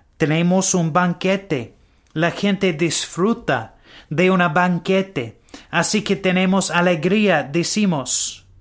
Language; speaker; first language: Spanish; non-native, learner; English